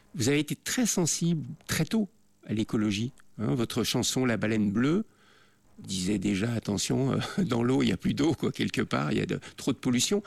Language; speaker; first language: French; native; French